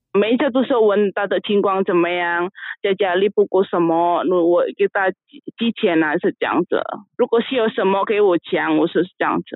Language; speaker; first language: Chinese; non-native, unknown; Indonesian